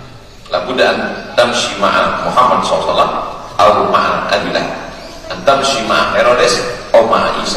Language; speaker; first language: Arabic; non-native, fluent; Indonesian